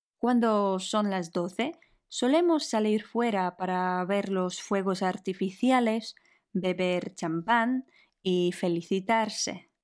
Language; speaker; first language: Spanish; non-native, fluent; Polish